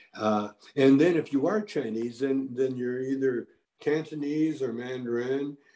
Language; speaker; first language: English; native; English